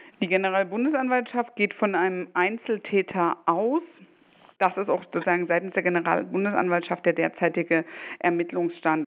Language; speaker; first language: German; native; German